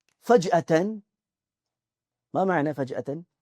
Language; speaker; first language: Arabic; non-native, fluent; Urdu